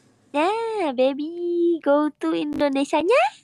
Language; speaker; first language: English; non-native, learner; Indonesian